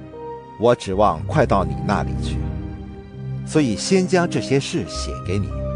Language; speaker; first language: Chinese; native; Chinese